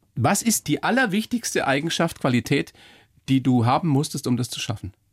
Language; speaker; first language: German; native; German